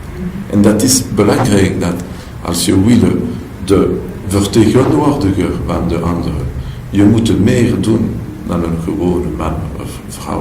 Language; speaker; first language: Dutch; non-native, local second language; French